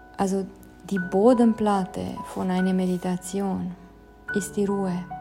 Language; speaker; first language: German; non-native, fluent; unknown